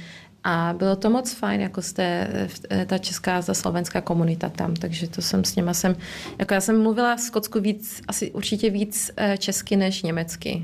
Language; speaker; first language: Czech; early bilingual, heritage; Czech